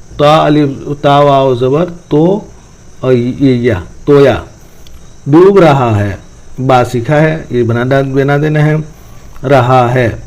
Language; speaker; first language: Urdu; native; Urdu